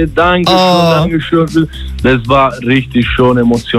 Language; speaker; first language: German; non-native, fluent; Italian